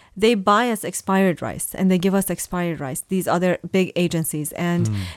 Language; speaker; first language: English; non-native, fluent; Persian